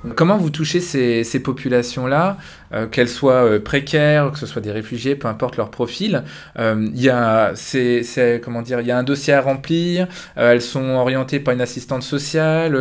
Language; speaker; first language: French; native; French